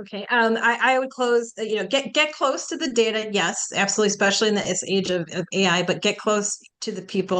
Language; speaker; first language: English; early bilingual, other home language; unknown